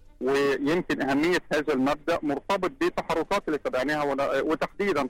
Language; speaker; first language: Arabic; native; Arabic